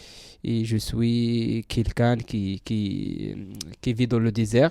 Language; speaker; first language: French; non-native, learner; Central Atlas Tamazight